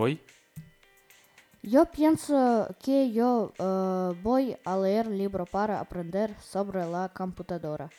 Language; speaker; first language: Spanish; non-native, learner; Russian